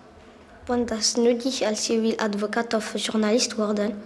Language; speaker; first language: Dutch; non-native, local second language; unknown